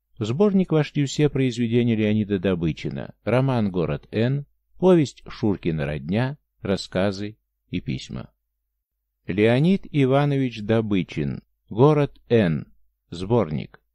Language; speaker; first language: Russian; native; Russian